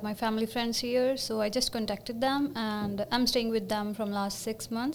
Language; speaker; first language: English; non-native, local second language; Punjabi